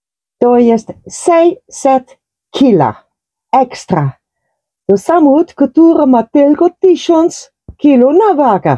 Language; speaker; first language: Polish; non-native, learner; Dutch